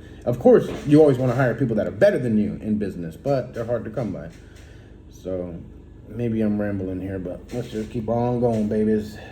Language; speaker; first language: English; native; English